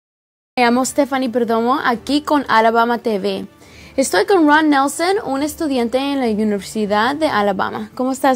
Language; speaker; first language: Spanish; early bilingual, heritage; Spanish